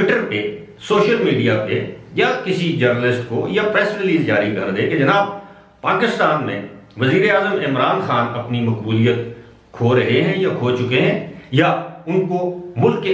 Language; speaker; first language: Urdu; native; Urdu